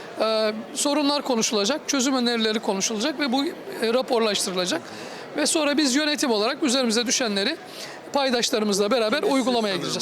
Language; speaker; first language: Turkish; native; Turkish